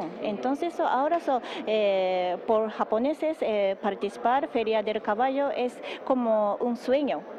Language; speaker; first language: Spanish; non-native, learner; Japanese